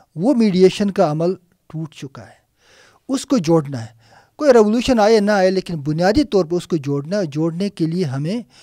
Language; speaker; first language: Urdu; non-native, local second language; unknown